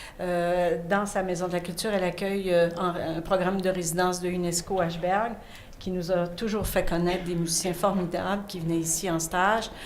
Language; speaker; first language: French; native; French